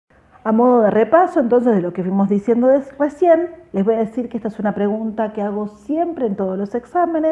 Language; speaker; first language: Spanish; native; Spanish